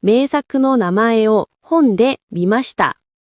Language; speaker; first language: Japanese; non-native, fluent; Korean